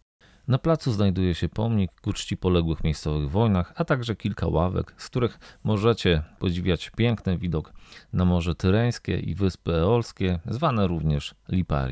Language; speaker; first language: Polish; native; Polish